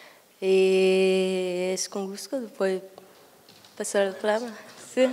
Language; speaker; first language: Spanish; non-native, learner; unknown